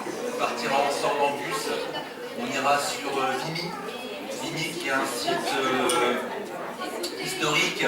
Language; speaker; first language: French; native; French